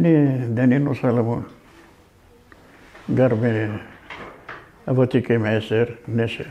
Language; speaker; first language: Hebrew; early bilingual, other home language; Arabic